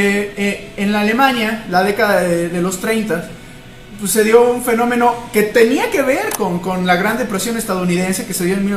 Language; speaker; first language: Spanish; native; Spanish